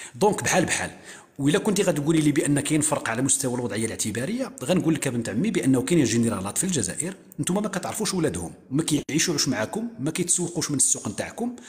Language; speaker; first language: Arabic; native; Arabic